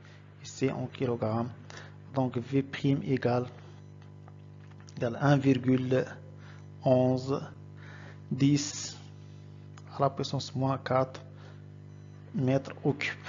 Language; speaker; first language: French; non-native, local second language; Arabic